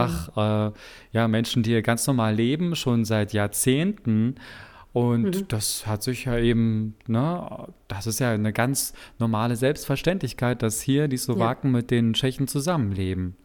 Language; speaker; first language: German; native; German